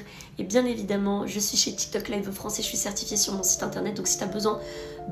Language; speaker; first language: French; native; French